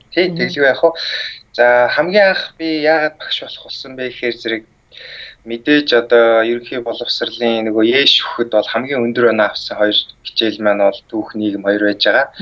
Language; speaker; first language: Mongolian; native; Mongolian